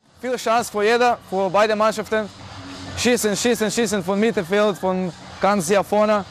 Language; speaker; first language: German; non-native, learner; Portuguese